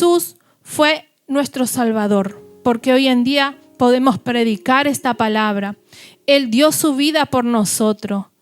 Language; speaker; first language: Spanish; native; Spanish